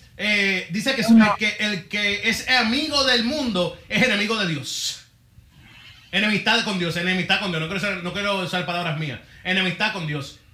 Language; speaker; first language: Spanish; early bilingual, heritage; Spanish